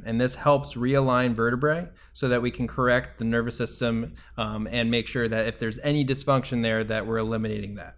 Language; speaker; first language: English; native; English